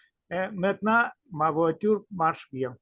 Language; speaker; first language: French; non-native, learner; Russian